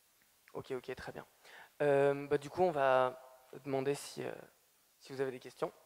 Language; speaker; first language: French; native; French